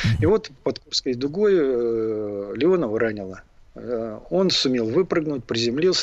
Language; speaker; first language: Russian; native; Russian